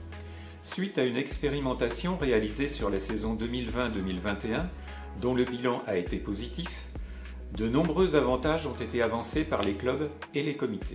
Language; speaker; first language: French; native; French